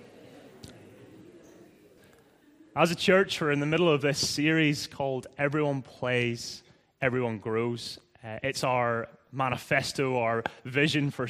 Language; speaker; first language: English; native; English